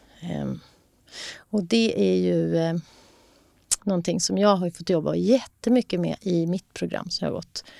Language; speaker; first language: Swedish; native; Swedish